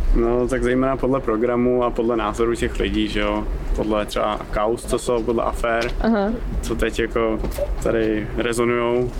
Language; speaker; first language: Czech; native; Czech